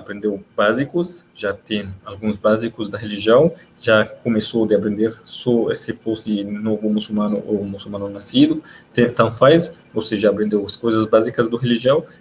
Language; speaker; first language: Portuguese; non-native, learner; Arabic